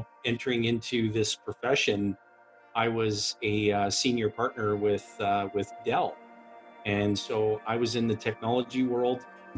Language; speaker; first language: English; native; English